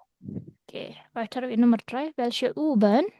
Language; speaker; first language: German; non-native, fluent; Indonesian